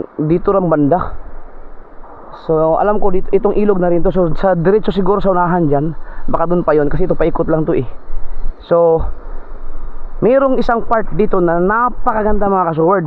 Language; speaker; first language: Filipino; native; Filipino